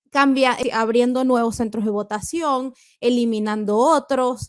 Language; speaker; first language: Spanish; native; Spanish